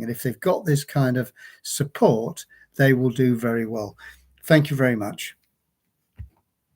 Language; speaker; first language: English; native; English